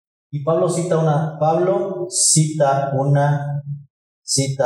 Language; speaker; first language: Spanish; native; Spanish